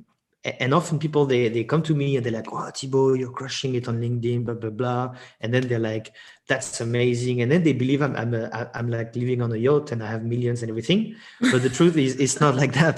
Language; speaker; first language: English; non-native, fluent; French